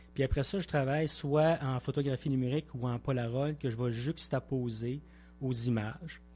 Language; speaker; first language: French; native; French